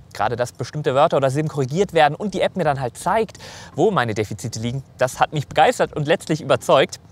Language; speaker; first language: German; native; German